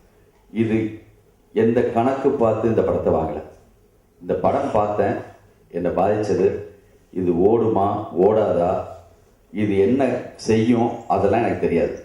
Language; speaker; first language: Tamil; native; Tamil